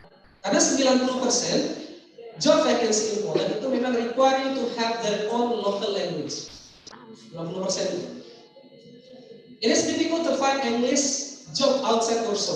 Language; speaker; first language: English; non-native, fluent; Indonesian